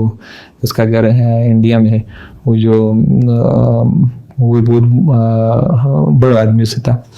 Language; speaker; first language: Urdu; non-native, learner; Pashto